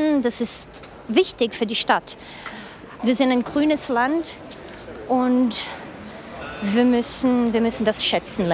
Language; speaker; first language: German; non-native, fluent; Portuguese